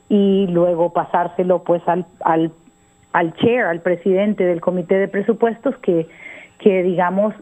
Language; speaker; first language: Spanish; native; Spanish